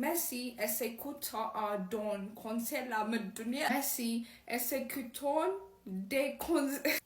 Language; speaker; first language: French; non-native, learner; Amharic